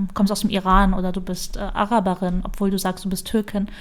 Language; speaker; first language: German; early bilingual, other home language; Turkish